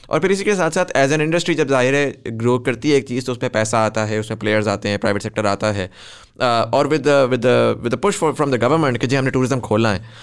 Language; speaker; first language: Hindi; native; Hindi